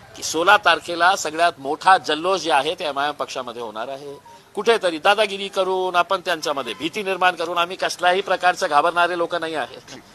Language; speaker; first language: Marathi; non-native, local second language; Urdu